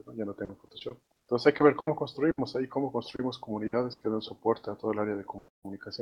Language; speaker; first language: Spanish; native; Spanish